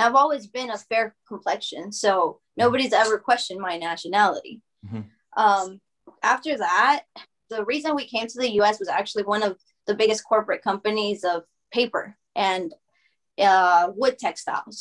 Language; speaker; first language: English; early bilingual, other home language; Spanish